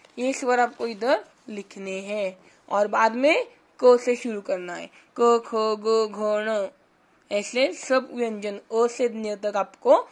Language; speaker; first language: Hindi; non-native, local second language; Marathi